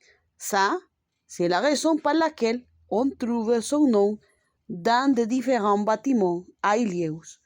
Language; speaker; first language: French; non-native, learner; Spanish